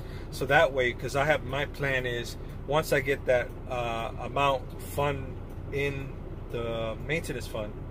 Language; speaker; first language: English; native; English